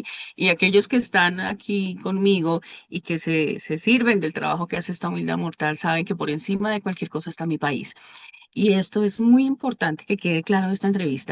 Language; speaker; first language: Spanish; native; Spanish